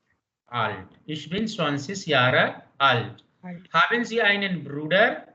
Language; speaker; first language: German; non-native, fluent; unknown